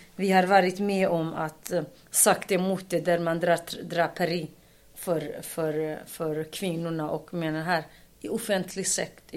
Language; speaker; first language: Swedish; non-native, fluent; Kurdish